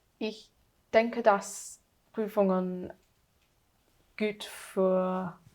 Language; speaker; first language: German; non-native, learner; English